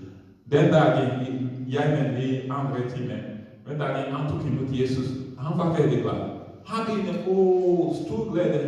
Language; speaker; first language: Norwegian; non-native, learner; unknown